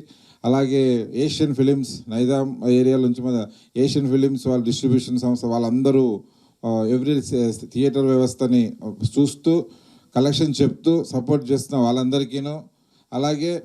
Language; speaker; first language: Telugu; native; Telugu